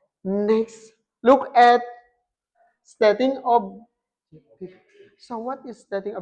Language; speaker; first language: English; non-native, fluent; Indonesian